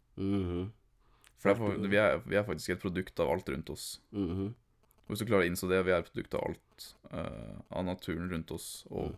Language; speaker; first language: Norwegian; early bilingual, other home language; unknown